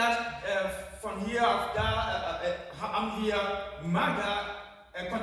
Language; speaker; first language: German; non-native, fluent; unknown